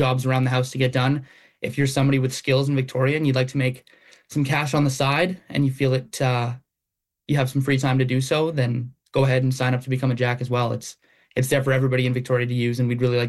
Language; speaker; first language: English; native; English